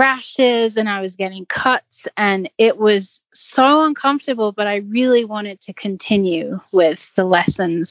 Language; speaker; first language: English; native; English